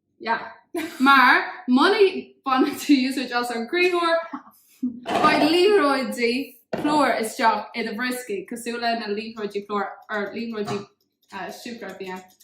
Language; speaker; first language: Irish; non-native, local second language; English